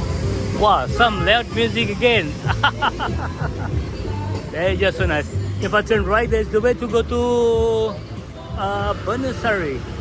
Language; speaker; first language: English; non-native, fluent; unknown